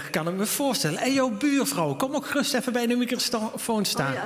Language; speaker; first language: Dutch; native; Dutch